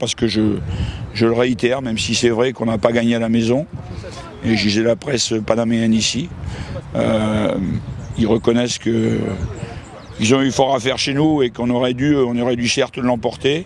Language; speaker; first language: French; native; French